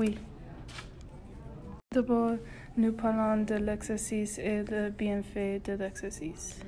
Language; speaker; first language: French; non-native, learner; English